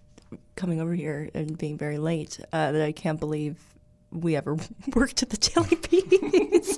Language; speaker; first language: English; native; English